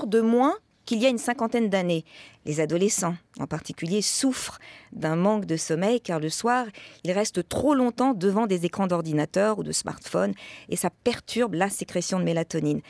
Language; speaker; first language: French; native; French